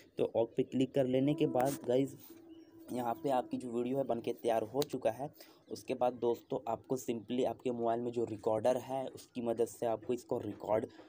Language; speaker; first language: Hindi; native; Hindi